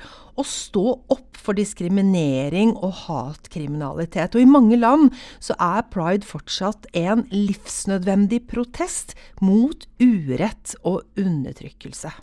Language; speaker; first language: Norwegian; native; Norwegian